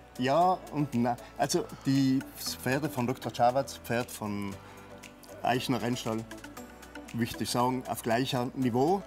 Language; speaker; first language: German; native; German